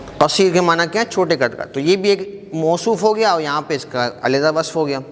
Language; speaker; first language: Urdu; native; Urdu